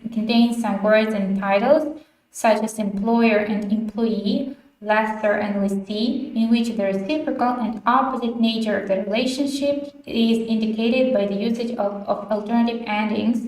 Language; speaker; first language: English; non-native, fluent; Ukrainian